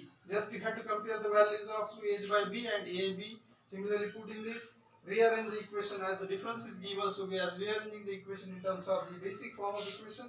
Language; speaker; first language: English; non-native, local second language; Marathi